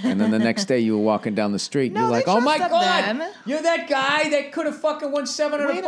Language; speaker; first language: English; native; English